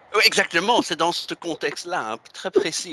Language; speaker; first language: French; native; French